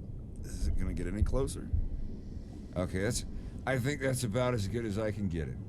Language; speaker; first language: English; native; English